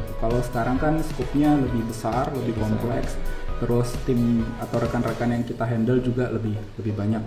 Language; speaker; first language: Indonesian; native; Indonesian